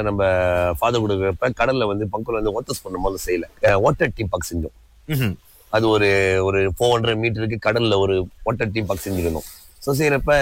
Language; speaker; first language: Tamil; early bilingual, heritage; Tamil